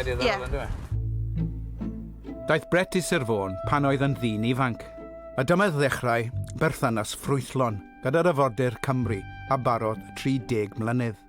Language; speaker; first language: Welsh; native; Welsh